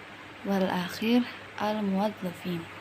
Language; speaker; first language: Arabic; non-native, learner; Indonesian